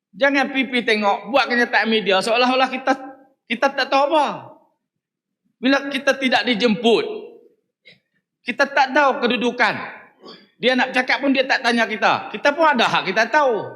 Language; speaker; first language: Malay; native; Malay